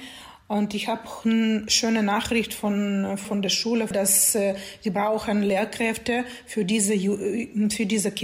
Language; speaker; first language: German; non-native, learner; Ukrainian